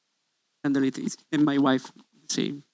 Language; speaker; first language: English; non-native, learner; Italian